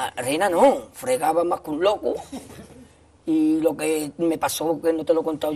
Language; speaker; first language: Spanish; native; Spanish